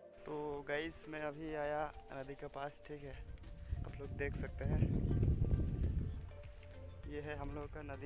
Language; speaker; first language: Hindi; non-native, local second language; Bangla